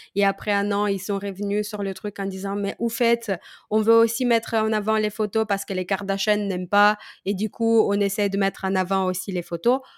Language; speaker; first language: French; non-native, fluent; Romanian